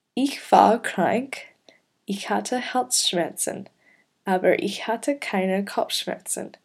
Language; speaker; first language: German; non-native, learner; English